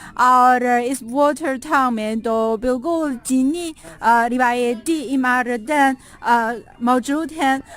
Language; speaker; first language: Urdu; non-native, fluent; Chinese